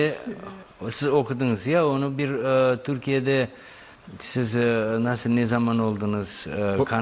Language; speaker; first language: Turkish; non-native, learner; Bosnian